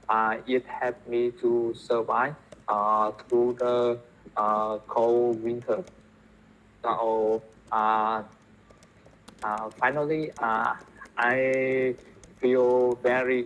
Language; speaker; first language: English; non-native, learner; Vietnamese